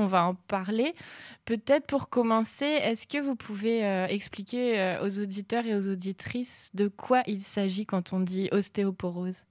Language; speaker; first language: French; native; French